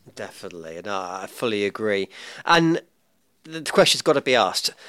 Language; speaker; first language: English; native; English